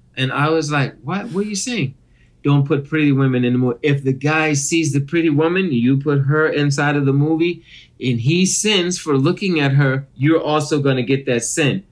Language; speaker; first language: English; native; English